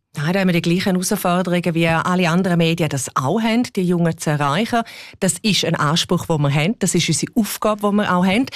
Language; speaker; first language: German; non-native, local second language; Romansh